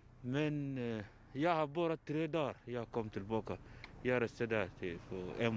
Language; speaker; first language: Swedish; non-native, learner; Arabic